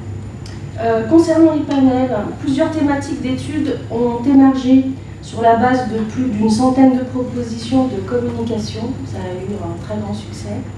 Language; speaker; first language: French; native; French